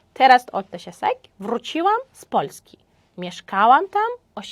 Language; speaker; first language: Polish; non-native, fluent; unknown